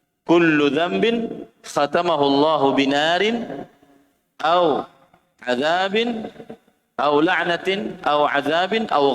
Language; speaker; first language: Arabic; non-native, fluent; Indonesian